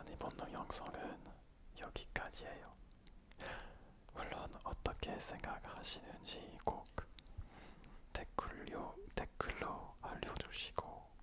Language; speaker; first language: Korean; non-native, learner; French